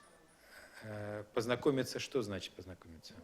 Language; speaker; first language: Russian; native; Russian